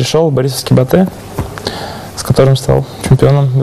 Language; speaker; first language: Polish; non-native, learner; Russian